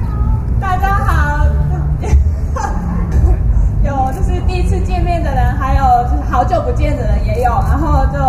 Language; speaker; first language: Chinese; non-native, fluent; Japanese